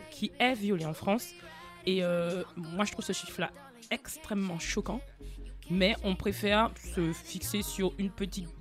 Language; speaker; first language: French; native; French